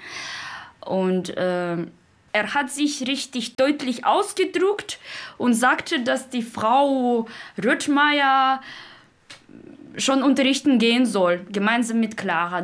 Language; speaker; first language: German; non-native, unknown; Uzbek